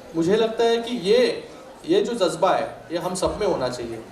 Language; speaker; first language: Hindi; non-native, local second language; Marathi